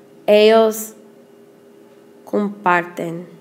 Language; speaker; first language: Spanish; non-native, fluent; English